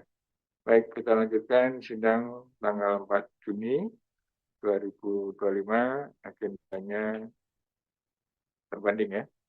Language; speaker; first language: Indonesian; native; Indonesian